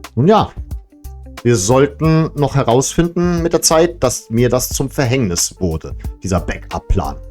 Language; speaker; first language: German; early bilingual, other home language; Serbian